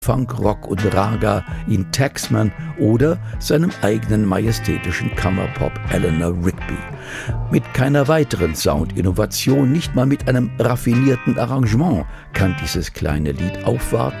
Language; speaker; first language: German; native; German